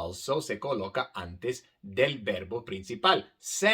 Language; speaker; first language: Spanish; non-native, fluent; English